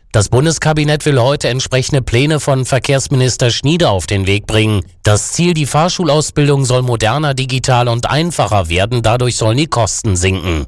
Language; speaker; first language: German; native; German